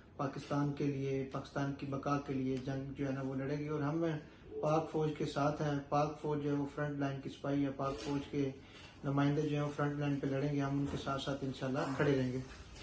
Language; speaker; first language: Urdu; native; Urdu